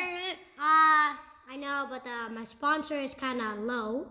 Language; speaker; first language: English; native; English